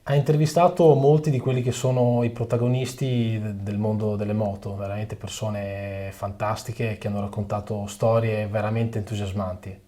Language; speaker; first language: Italian; native; Italian